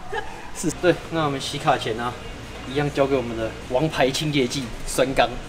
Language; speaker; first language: Chinese; native; Chinese